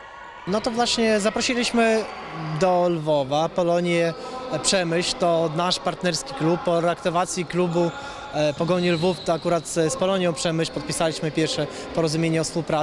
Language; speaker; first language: Polish; early bilingual, heritage; Polish